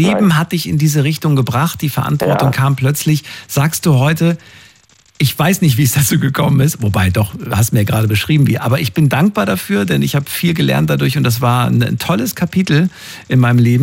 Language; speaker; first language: German; native; German